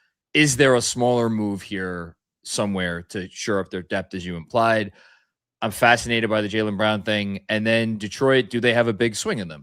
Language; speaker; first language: English; native; English